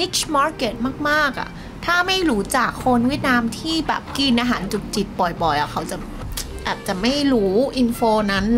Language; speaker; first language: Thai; non-native, fluent; Vietnamese